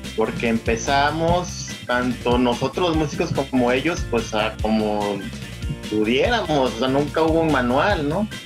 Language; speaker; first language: Spanish; native; Spanish